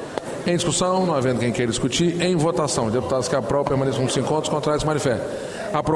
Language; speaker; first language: Portuguese; native; Portuguese